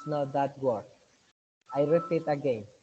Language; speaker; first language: English; non-native, learner; Spanish